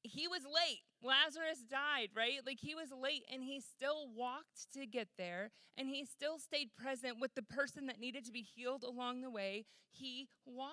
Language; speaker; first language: English; native; English